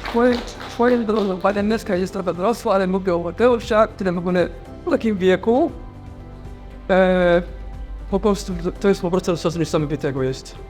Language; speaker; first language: Polish; non-native, fluent; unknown